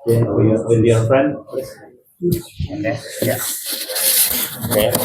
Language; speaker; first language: English; non-native, learner; Indonesian